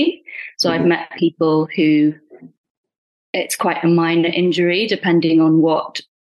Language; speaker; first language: English; non-native, local second language; Punjabi